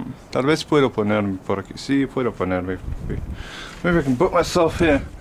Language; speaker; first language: Spanish; non-native, learner; English